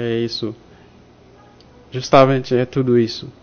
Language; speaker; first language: Portuguese; non-native, fluent; Haitian Creole